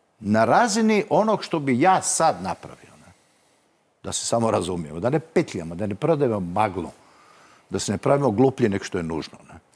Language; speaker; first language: Croatian; native; Croatian